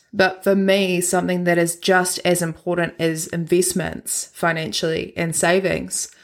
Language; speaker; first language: English; native; English